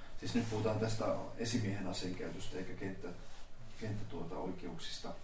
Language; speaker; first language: Finnish; native; Finnish